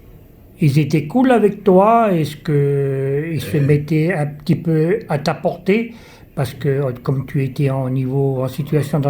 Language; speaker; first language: French; native; French